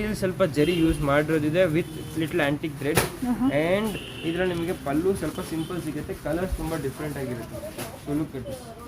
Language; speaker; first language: Kannada; non-native, local second language; Hindi